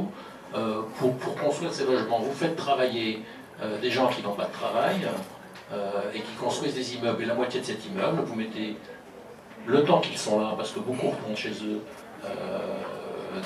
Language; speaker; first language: French; native; French